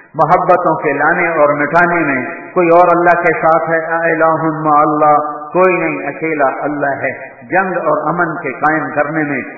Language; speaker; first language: Urdu; non-native, local second language; Punjabi